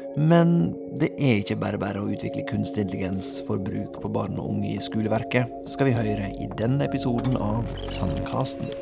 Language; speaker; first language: Norwegian; native; Norwegian